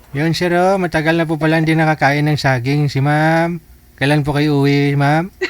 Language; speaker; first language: Filipino; native; Filipino